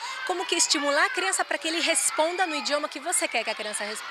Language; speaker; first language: Portuguese; native; Portuguese